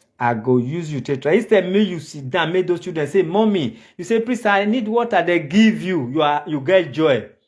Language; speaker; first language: Nigerian Pidgin; native; Nigerian Pidgin